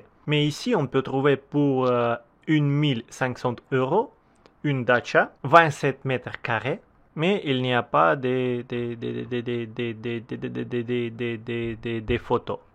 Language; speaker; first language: French; non-native, learner; Russian